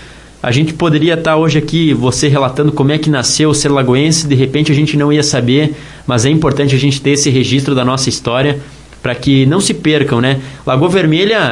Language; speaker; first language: Portuguese; native; Portuguese